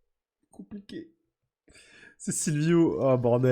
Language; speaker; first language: French; native; French